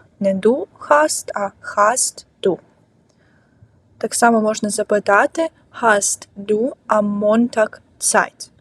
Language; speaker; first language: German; non-native, fluent; Ukrainian